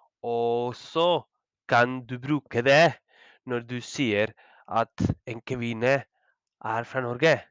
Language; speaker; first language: Norwegian; non-native, learner; Spanish